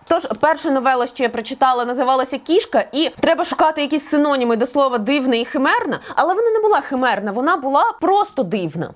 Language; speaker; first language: Ukrainian; native; Ukrainian